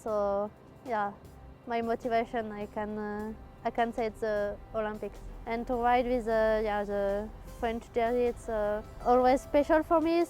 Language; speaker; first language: English; non-native, fluent; French